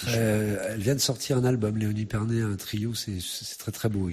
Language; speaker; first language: French; native; French